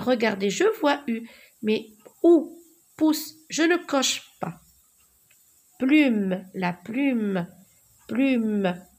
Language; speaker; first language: French; non-native, local second language; Arabic